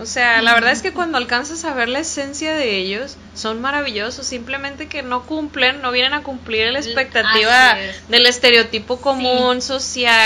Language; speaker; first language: Spanish; native; Spanish